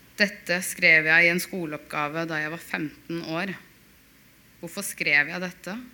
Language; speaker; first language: Norwegian; early bilingual, other home language; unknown